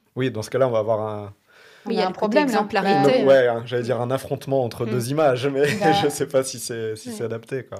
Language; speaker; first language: French; native; French